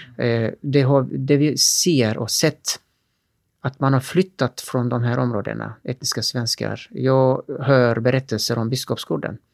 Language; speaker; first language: Swedish; non-native, fluent; Turkish